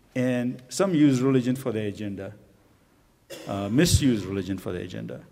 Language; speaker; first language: English; non-native, local second language; Urdu